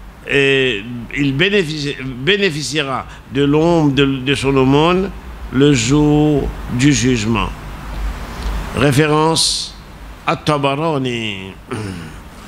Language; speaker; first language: French; non-native, local second language; Morisyen